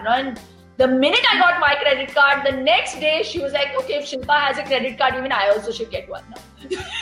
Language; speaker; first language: English; non-native, local second language; Tulu